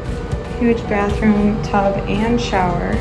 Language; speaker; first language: English; native; English